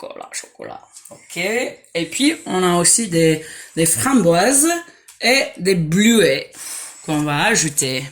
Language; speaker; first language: French; non-native, fluent; English